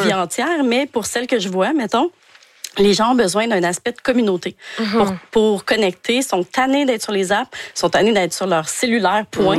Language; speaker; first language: French; native; French